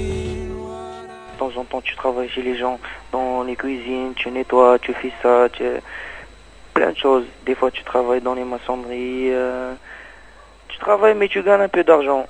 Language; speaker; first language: French; non-native, learner; Arabic